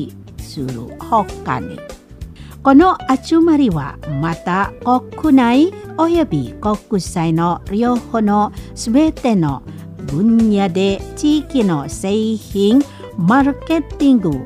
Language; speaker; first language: Japanese; non-native, learner; Indonesian